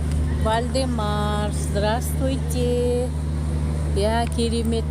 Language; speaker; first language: Russian; non-native, local second language; Kazakh